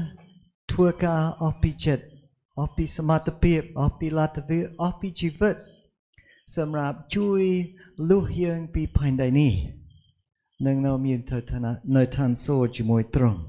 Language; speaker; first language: Khmer; non-native, fluent; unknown